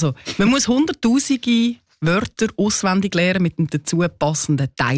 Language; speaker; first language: German; native; German